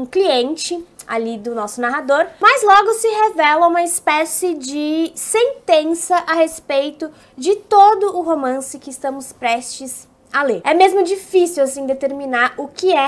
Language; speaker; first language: Portuguese; native; Portuguese